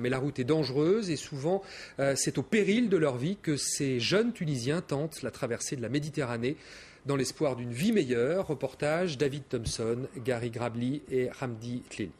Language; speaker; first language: French; native; French